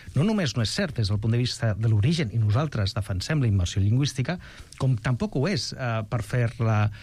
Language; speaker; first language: Catalan; non-native, local second language; Spanish